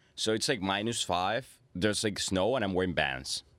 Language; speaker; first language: English; non-native, fluent; Spanish